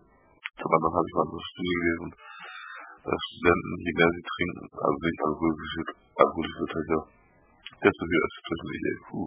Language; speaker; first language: German; native; German